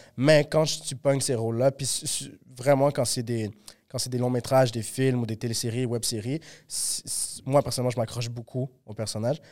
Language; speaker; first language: French; early bilingual, other home language; Spanish